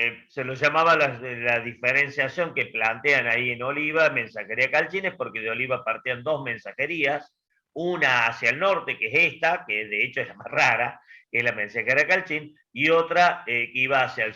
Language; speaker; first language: Spanish; native; Spanish